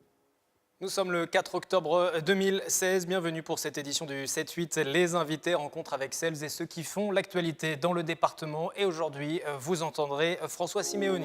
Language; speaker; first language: French; native; French